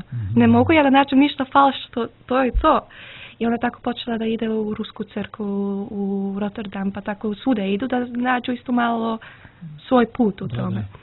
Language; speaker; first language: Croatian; early bilingual, heritage; Serbian